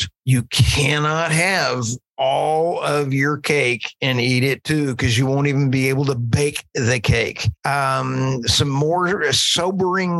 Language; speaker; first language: English; native; English